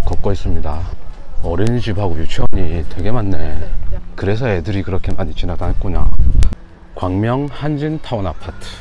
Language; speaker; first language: Korean; native; Korean